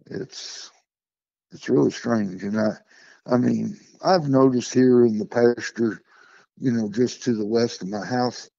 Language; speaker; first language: English; native; English